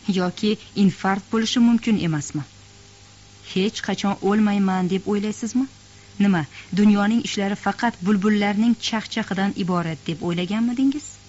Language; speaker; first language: Uzbek; native; Uzbek